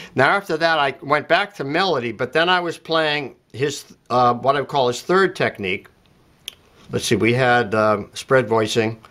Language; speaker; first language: English; native; English